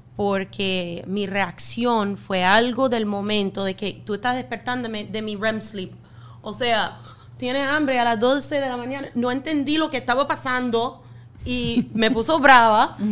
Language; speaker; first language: Spanish; non-native, fluent; English